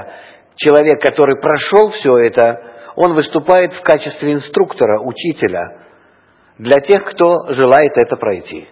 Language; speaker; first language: Russian; native; Russian